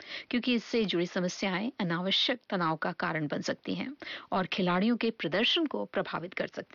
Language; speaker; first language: Hindi; native; Hindi